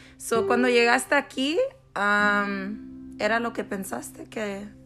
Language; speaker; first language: Spanish; early bilingual, heritage; Spanish